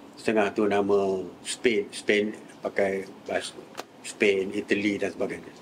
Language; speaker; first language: Malay; native; Malay